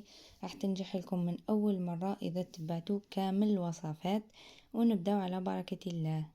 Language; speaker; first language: Arabic; native; Arabic